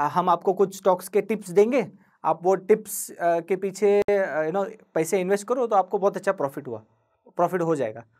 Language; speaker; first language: Hindi; non-native, local second language; Marathi